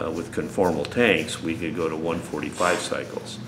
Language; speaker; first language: English; native; English